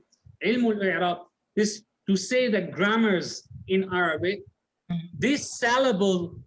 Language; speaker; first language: English; non-native, learner; Arabic